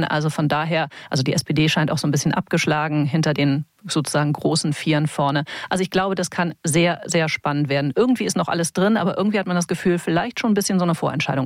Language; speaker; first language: German; native; German